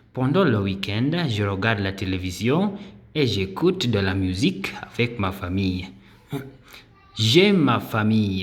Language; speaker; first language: French; non-native, learner; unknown